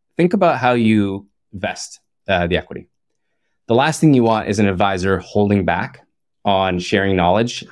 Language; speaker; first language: English; native; English